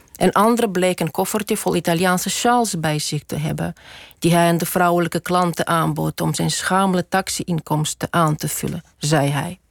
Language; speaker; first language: Dutch; non-native, fluent; Russian